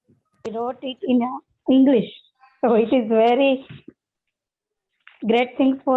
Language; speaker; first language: English; non-native, learner; Gujarati